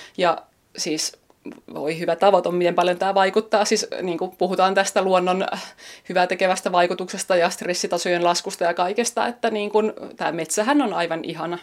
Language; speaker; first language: Finnish; native; Finnish